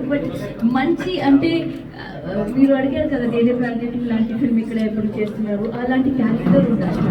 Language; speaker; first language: Telugu; non-native, fluent; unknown